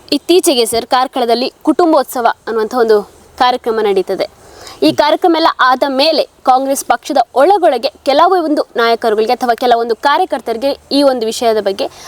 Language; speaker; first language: Kannada; native; Kannada